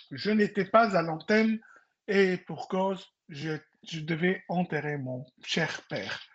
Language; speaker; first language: French; non-native, local second language; Arabic